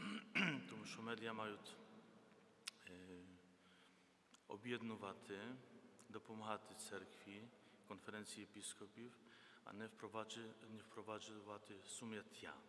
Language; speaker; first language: Ukrainian; non-native, fluent; Polish